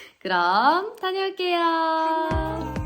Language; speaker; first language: Korean; native; Korean